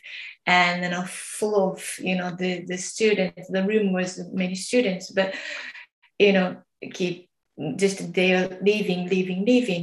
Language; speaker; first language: English; non-native, learner; Japanese